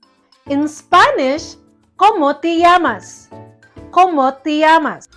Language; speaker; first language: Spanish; non-native, learner; Cebuano